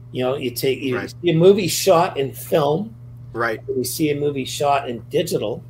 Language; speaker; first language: English; native; English